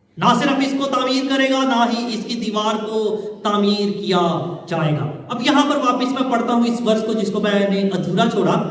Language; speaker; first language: Urdu; non-native, local second language; Punjabi